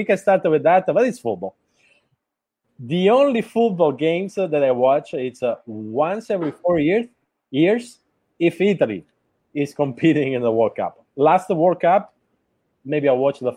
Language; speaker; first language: English; non-native, fluent; Italian